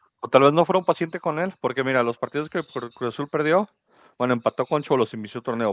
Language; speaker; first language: Spanish; native; Spanish